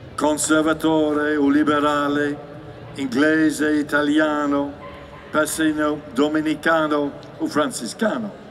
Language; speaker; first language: Italian; non-native, learner; English